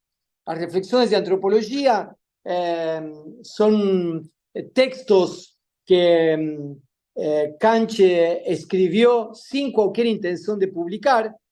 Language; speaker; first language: Portuguese; non-native, fluent; Spanish